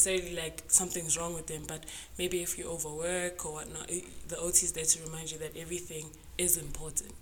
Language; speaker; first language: English; non-native, local second language; Zulu